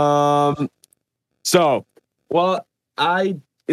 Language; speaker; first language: English; non-native, fluent; Swiss German